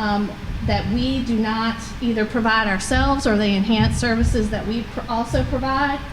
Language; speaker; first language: English; native; English